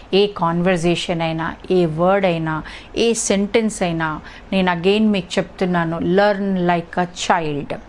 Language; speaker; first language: Telugu; early bilingual, heritage; Telugu